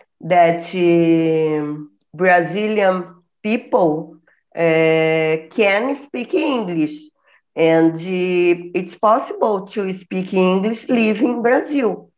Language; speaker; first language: English; non-native, learner; Portuguese